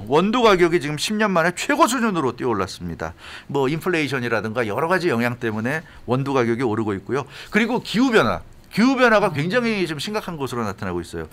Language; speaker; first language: Korean; native; Korean